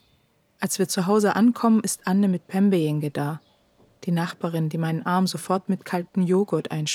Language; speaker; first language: German; early bilingual, other home language; Turkish